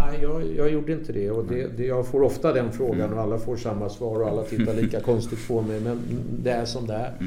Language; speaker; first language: Swedish; native; Swedish